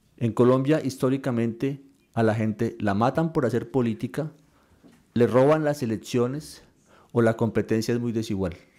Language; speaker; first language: Spanish; native; Spanish